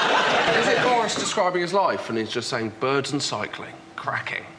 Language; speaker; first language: English; native; English